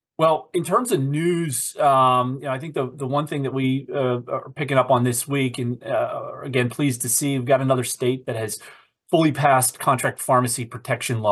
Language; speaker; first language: English; native; English